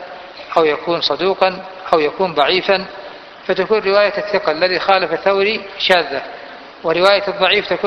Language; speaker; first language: Arabic; native; Arabic